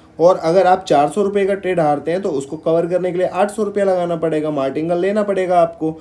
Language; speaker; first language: Hindi; native; Hindi